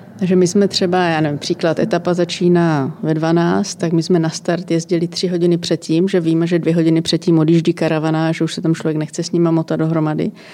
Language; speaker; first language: Czech; native; Czech